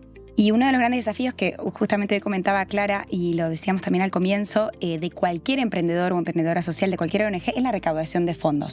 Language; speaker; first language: Spanish; native; Spanish